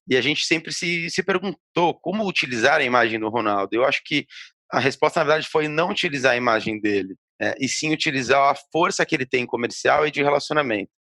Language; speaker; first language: Portuguese; native; Portuguese